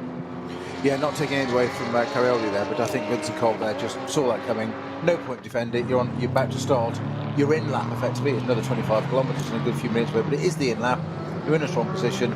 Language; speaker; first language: English; native; English